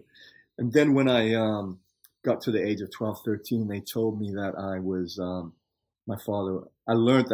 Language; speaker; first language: English; native; English